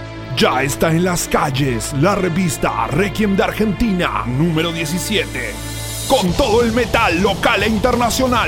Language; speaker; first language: Spanish; native; Spanish